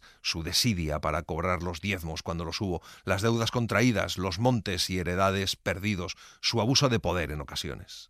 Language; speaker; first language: Spanish; native; Spanish